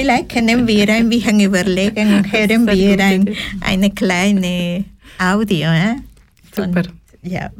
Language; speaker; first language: German; non-native, learner; Spanish